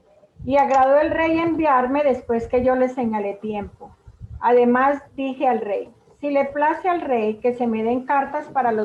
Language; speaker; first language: Spanish; native; Spanish